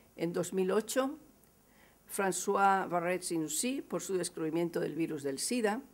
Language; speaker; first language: Spanish; native; Spanish